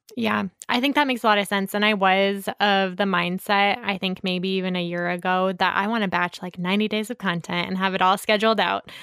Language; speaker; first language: English; native; English